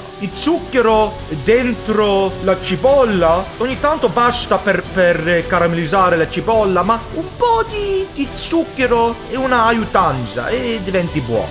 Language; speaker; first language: Italian; non-native, learner; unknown